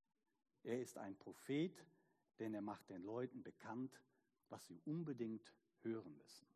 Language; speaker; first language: German; native; German